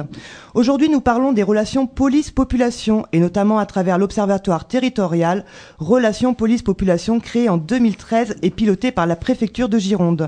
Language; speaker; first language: French; native; French